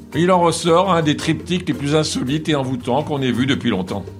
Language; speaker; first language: French; non-native, fluent; Portuguese